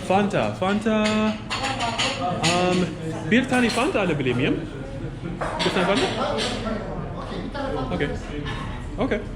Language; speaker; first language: Turkish; non-native, learner; English